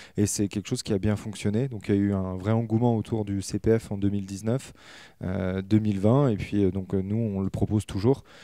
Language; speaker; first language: French; native; French